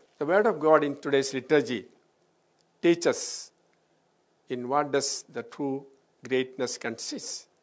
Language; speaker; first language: English; non-native, local second language; Malayalam